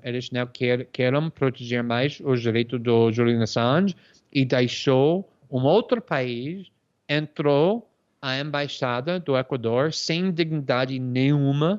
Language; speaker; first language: Portuguese; non-native, fluent; English